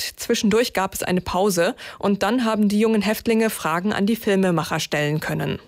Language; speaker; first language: German; native; German